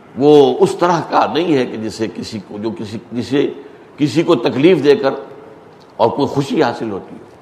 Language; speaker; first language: Urdu; native; Urdu